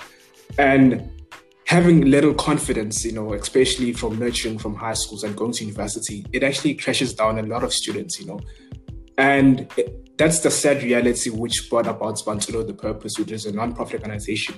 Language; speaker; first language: English; non-native, local second language; Zulu